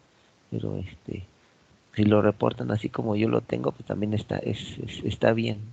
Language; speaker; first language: Spanish; native; Spanish